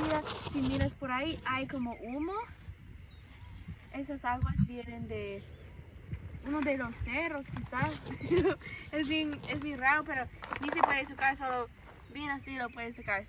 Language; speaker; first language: Spanish; non-native, fluent; English